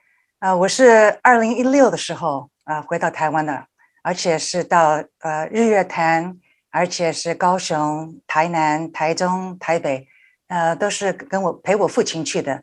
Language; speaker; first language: Chinese; early bilingual, heritage; Chinese